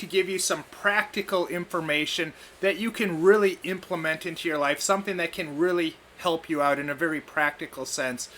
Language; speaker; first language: English; native; English